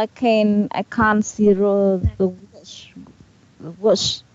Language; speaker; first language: English; non-native, learner; Vietnamese